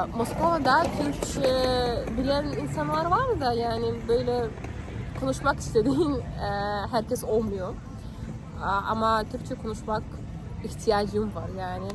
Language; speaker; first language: Turkish; non-native, fluent; Karachay-Balkar